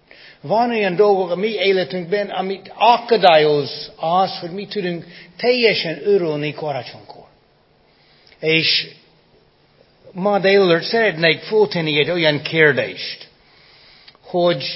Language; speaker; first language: Hungarian; non-native, fluent; English